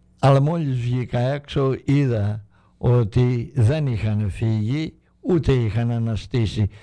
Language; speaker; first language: Greek; native; Greek